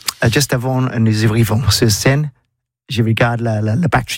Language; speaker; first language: French; non-native, learner; English